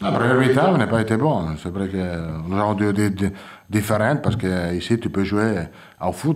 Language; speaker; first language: French; non-native, fluent; Italian